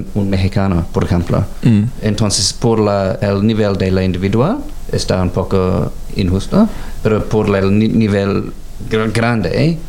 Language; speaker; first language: Spanish; non-native, learner; English